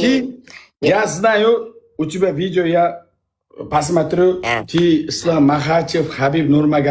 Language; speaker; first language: Russian; non-native, local second language; Uzbek